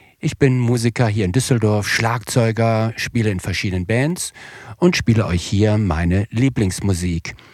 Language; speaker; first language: German; native; German